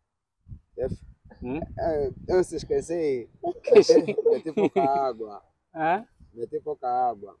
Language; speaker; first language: Portuguese; non-native, local second language; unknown